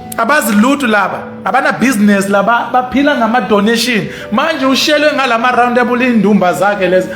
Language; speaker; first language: Zulu; early bilingual, other home language; Tsonga